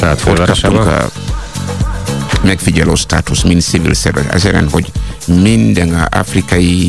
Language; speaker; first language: Hungarian; non-native, fluent; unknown